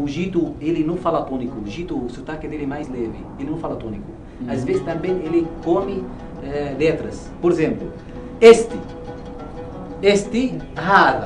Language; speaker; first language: Portuguese; non-native, learner; Arabic